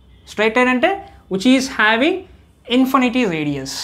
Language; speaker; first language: English; non-native, local second language; Telugu